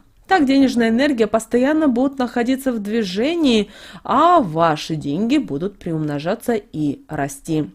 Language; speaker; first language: Russian; native; Russian